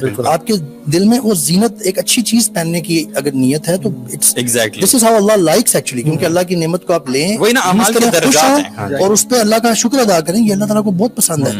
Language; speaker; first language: Urdu; native; Urdu